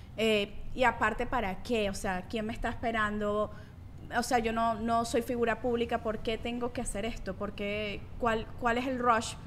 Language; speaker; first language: Spanish; native; Spanish